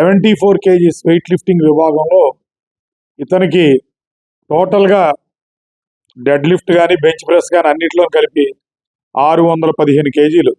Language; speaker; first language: Telugu; native; Telugu